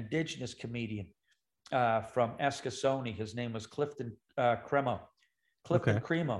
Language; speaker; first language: English; native; English